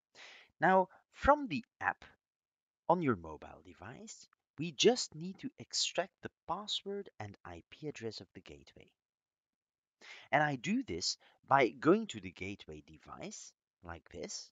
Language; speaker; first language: English; non-native, fluent; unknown